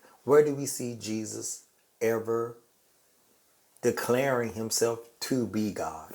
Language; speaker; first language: English; native; English